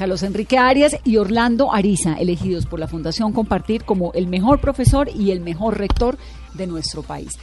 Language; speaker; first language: Spanish; native; Spanish